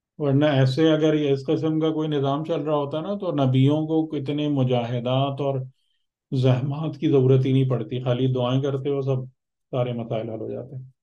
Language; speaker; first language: Urdu; native; Urdu